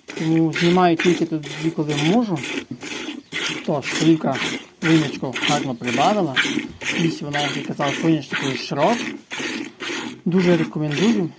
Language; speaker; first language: Ukrainian; native; Ukrainian